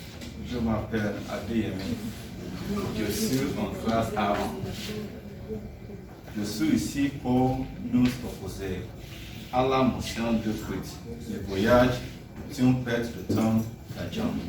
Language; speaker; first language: French; non-native, learner; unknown